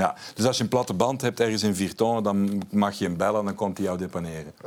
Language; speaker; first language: Dutch; native; Dutch